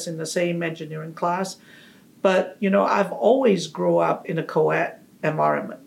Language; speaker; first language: English; non-native, local second language; Cantonese